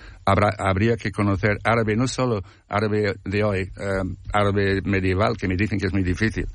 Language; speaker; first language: Spanish; non-native, fluent; English